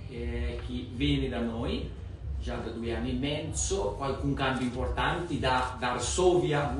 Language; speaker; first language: Italian; non-native, fluent; Portuguese